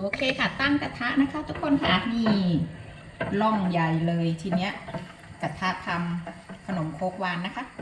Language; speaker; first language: Thai; native; Thai